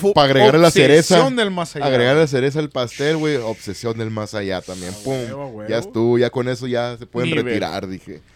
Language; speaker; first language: Spanish; native; Spanish